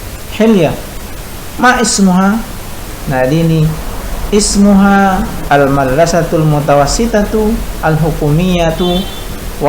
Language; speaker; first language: Arabic; non-native, fluent; Indonesian